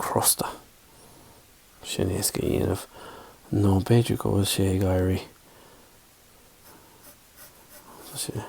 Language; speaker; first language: Irish; non-native, local second language; English